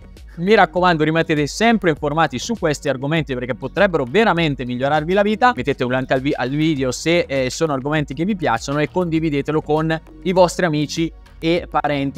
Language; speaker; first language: Italian; native; Italian